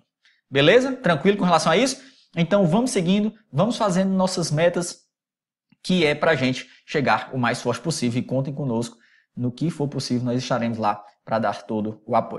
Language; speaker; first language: Portuguese; native; Portuguese